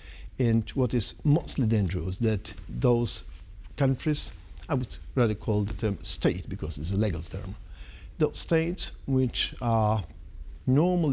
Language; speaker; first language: English; non-native, fluent; Polish